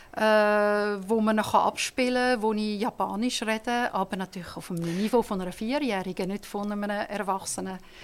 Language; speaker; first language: German; non-native, local second language; French